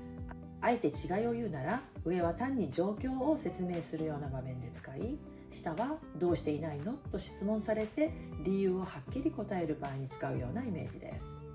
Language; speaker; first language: Japanese; early bilingual, heritage; Japanese